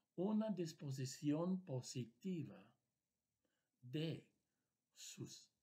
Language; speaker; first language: Spanish; non-native, fluent; English